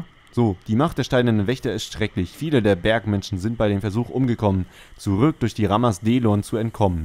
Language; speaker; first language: German; native; German